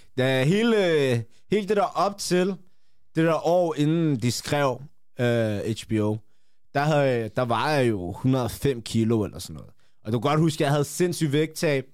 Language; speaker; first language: Danish; early bilingual, other home language; Kurdish